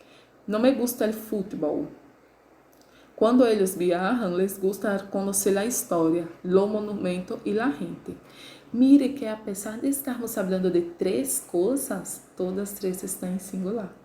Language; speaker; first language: Spanish; non-native, fluent; Portuguese